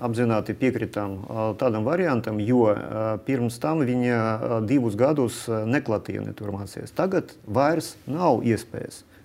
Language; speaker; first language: Latvian; non-native, local second language; Russian